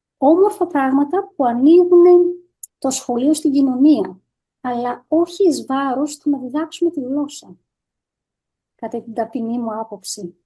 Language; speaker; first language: Greek; early bilingual, heritage; Greek